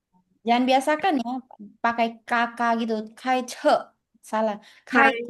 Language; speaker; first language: Indonesian; native; Indonesian